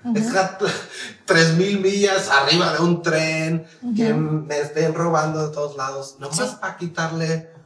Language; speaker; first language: Spanish; early bilingual, heritage; Spanish